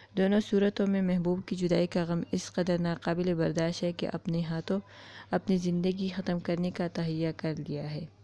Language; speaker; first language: Urdu; non-native, local second language; Pashto